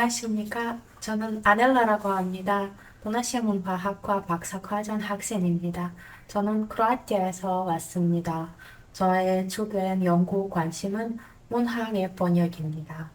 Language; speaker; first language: Korean; non-native, fluent; Croatian